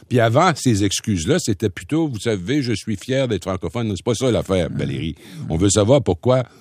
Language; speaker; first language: French; native; French